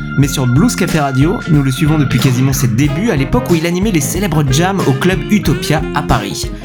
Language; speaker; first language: French; native; French